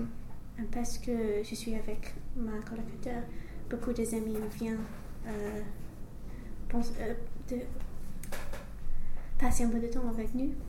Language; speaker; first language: French; non-native, learner; English